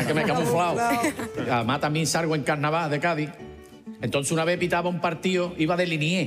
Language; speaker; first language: Spanish; native; Spanish